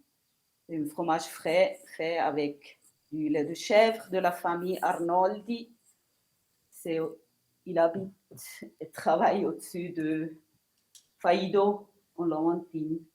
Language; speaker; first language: French; non-native, local second language; Italian